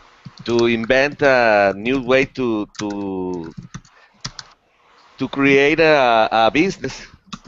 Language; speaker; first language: English; non-native, learner; Spanish